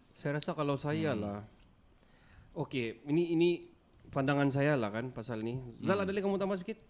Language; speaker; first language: Malay; native; Malay